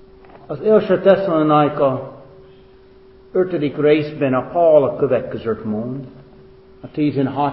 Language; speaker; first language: Hungarian; non-native, fluent; English